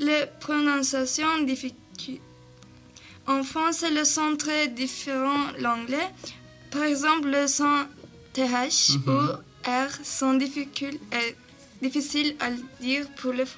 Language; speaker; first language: French; non-native, learner; Turkish